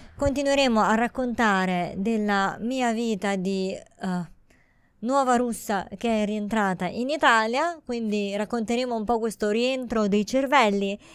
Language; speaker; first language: Italian; native; Italian